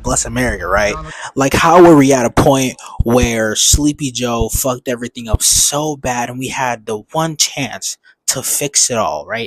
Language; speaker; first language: English; native; English